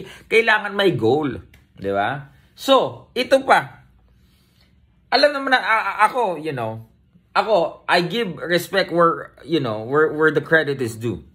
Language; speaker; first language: Filipino; native; Filipino